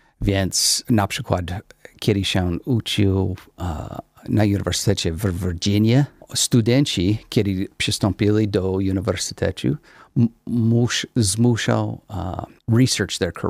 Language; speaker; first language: Polish; non-native, learner; English